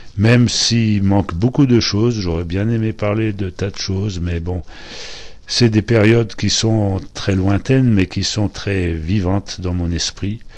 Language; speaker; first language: French; early bilingual, other home language; Polish